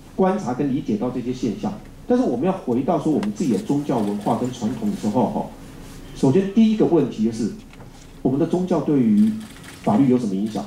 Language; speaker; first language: Chinese; native; Chinese